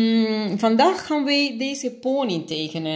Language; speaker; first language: Dutch; non-native, fluent; Spanish